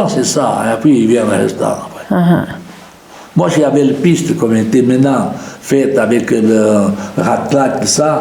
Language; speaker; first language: French; non-native, local second language; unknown